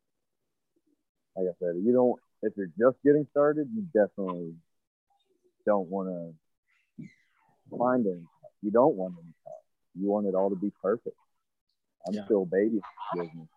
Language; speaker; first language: English; native; English